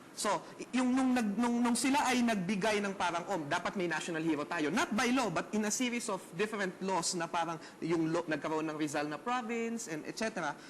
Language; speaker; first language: Filipino; native; Filipino